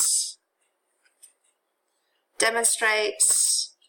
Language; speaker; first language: English; native; English